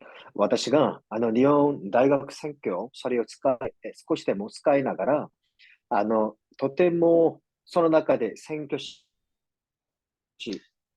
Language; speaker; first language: Japanese; non-native, fluent; Korean